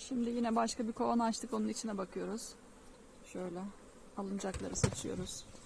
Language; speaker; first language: Turkish; native; Turkish